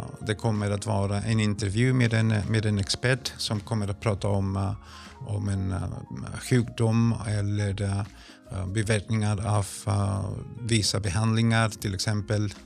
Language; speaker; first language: Swedish; non-native, fluent; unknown